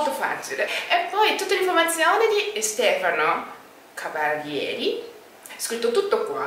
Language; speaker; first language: Italian; non-native, learner; Japanese